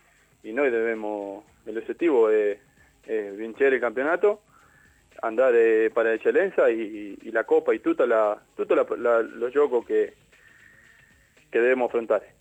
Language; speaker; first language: Italian; non-native, learner; Spanish